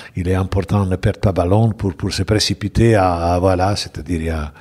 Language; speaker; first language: French; non-native, fluent; Bosnian